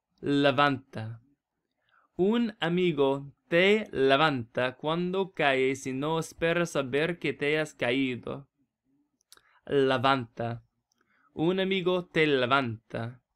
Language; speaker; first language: Spanish; non-native, learner; English